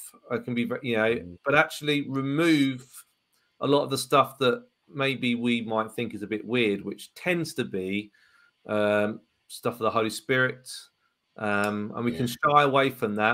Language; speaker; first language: English; native; English